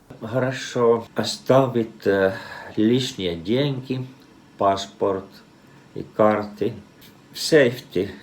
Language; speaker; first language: Russian; non-native, fluent; Finnish